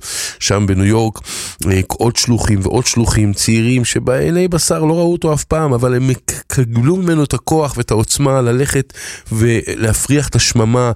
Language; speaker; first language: Hebrew; native; Hebrew